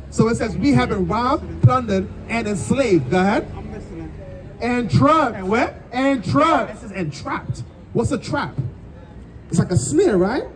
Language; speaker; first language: English; native; English